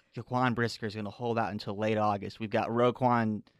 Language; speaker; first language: English; native; English